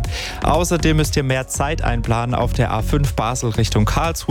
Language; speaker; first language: German; native; German